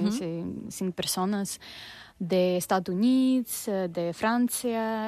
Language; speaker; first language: Catalan; non-native, learner; English